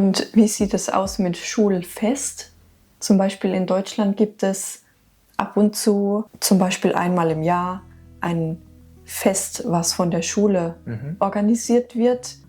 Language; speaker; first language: German; native; German